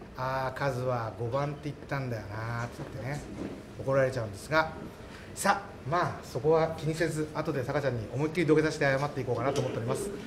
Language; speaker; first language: Japanese; native; Japanese